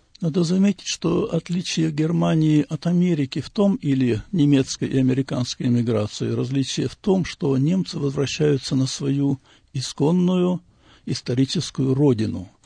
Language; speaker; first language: Russian; native; Russian